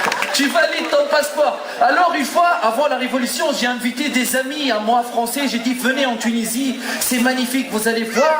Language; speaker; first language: French; non-native, local second language; Arabic